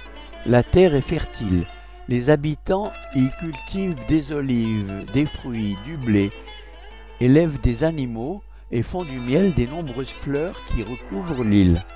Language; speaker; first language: French; native; French